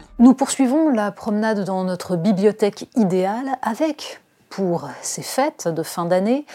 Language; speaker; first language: French; native; French